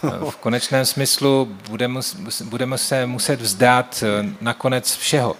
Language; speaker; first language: Czech; native; Czech